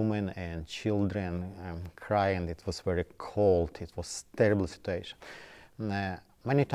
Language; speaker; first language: English; non-native, learner; Ukrainian